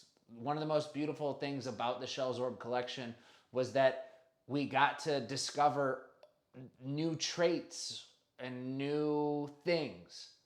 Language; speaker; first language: English; native; English